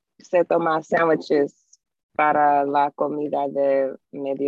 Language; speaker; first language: Spanish; non-native, learner; English